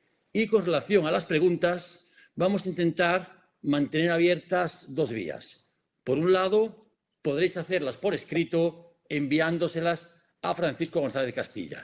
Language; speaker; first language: Spanish; native; Spanish